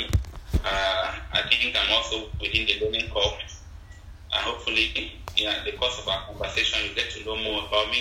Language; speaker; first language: English; non-native, local second language; Ibibio